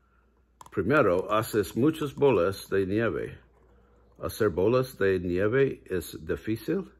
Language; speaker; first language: Spanish; non-native, learner; English